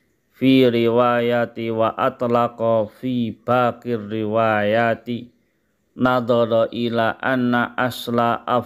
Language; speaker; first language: Arabic; non-native, fluent; Indonesian